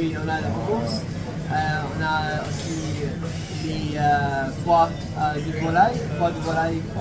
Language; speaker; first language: French; non-native, local second language; Arabic